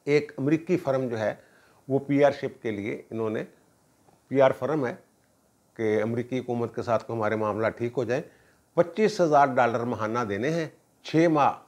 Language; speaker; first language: Urdu; non-native, local second language; Punjabi